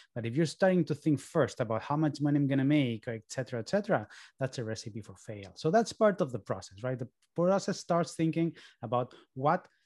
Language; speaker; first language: English; early bilingual, other home language; Spanish